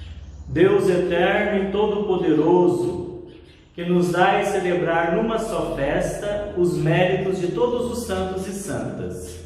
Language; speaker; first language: Portuguese; native; Portuguese